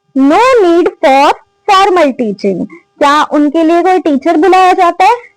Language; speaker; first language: Hindi; native; Hindi